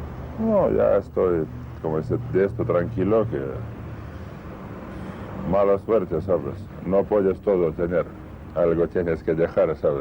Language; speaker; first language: Spanish; non-native, learner; Lithuanian